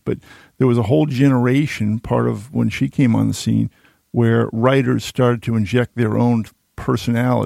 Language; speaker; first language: English; native; English